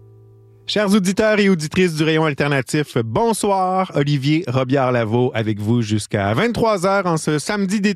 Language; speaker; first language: French; native; French